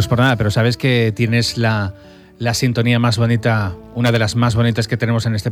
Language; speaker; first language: Spanish; native; Spanish